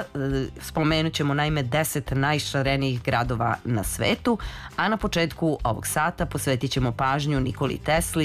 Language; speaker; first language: Serbian; native; Serbian